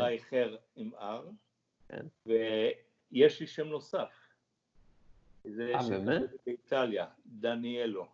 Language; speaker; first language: Hebrew; early bilingual, other home language; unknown